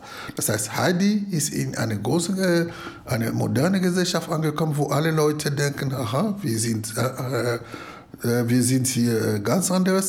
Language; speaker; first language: German; non-native, fluent; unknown